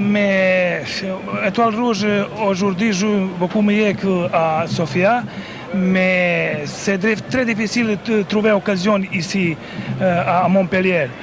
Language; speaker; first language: French; non-native, learner; Serbian